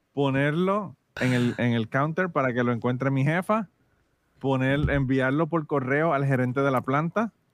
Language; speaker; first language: Spanish; native; Spanish